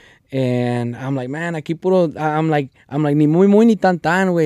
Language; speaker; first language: Spanish; early bilingual, heritage; Spanish